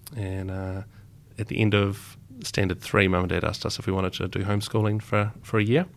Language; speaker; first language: English; native; English